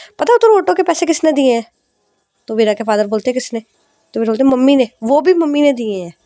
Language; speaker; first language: Hindi; non-native, local second language; Punjabi